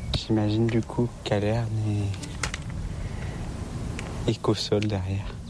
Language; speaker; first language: French; native; French